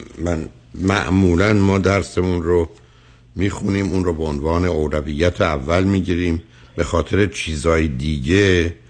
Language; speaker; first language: Persian; native; Persian